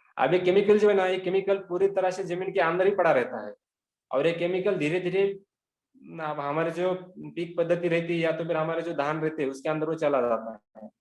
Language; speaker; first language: Hindi; non-native, local second language; Marathi